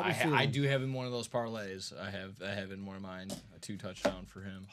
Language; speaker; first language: English; native; English